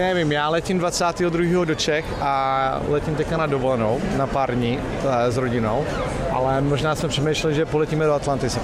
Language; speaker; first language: Czech; native; Czech